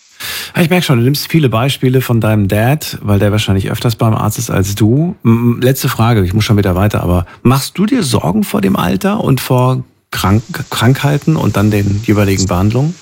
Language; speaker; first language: German; native; German